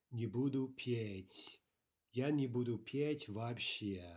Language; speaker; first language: Russian; non-native, fluent; English